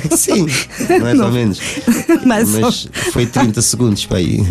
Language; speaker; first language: Portuguese; non-native, local second language; Kabuverdianu